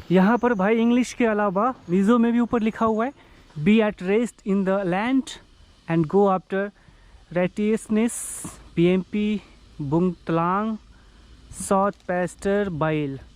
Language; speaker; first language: Hindi; native; Hindi